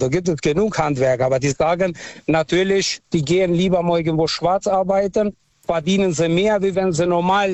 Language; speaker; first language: German; non-native, fluent; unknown